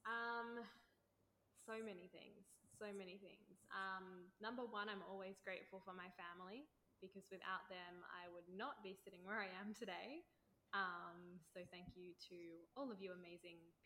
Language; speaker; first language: English; native; English